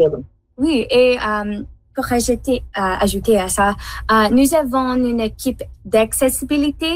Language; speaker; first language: French; non-native, learner; English